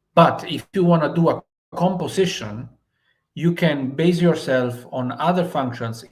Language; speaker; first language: English; non-native, fluent; Italian